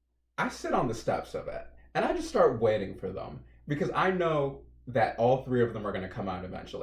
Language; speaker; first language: English; native; English